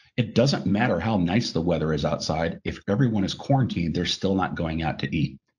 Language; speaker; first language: English; native; English